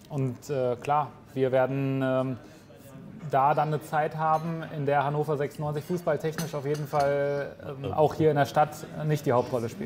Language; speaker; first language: German; native; German